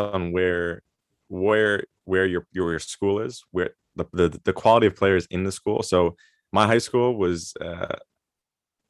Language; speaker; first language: English; native; English